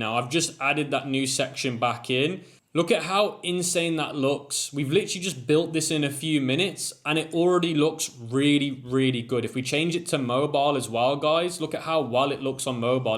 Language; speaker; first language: English; native; English